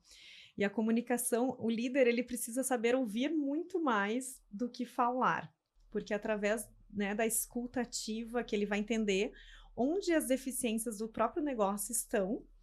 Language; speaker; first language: Portuguese; native; Portuguese